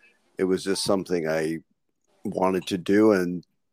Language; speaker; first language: English; native; English